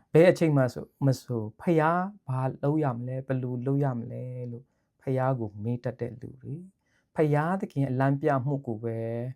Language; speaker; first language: Burmese; non-native, local second language; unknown